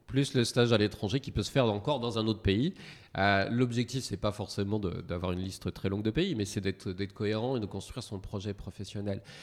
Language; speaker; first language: French; native; French